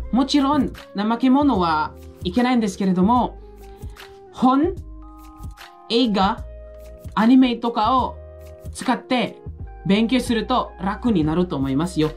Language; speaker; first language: Japanese; non-native, fluent; Filipino